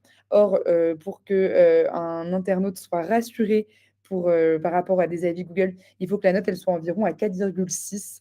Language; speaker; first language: French; native; French